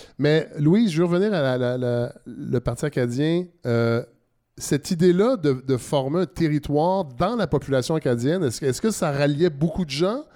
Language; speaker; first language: French; native; French